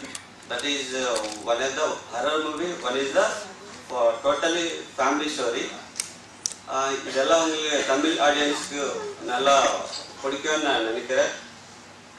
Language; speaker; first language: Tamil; non-native, learner; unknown